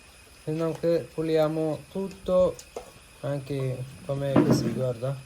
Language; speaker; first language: Italian; non-native, learner; Malayalam